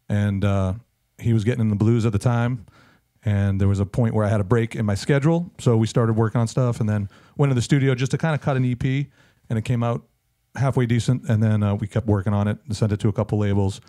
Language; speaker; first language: English; native; English